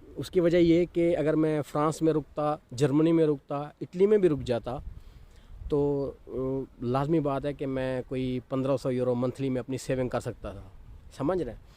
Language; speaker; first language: Urdu; non-native, local second language; Saraiki